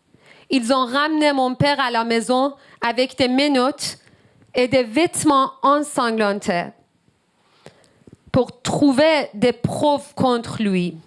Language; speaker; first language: French; non-native, learner; Persian